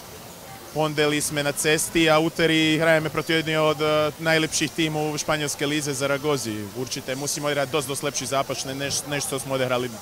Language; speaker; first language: Czech; non-native, fluent; Croatian